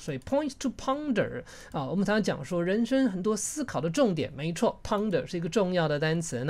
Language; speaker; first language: Chinese; native; Chinese